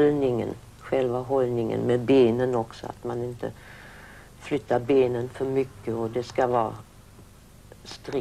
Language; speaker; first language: Swedish; early bilingual, other home language; German